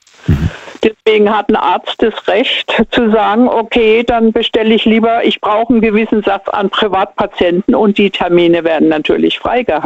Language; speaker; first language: German; native; German